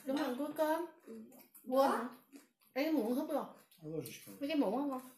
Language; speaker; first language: Vietnamese; native; Vietnamese